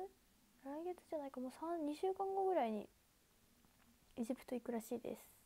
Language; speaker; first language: Japanese; native; Japanese